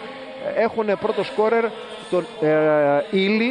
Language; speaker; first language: Greek; native; Greek